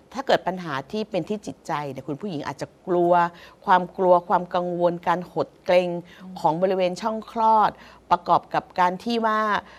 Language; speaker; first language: Thai; native; Thai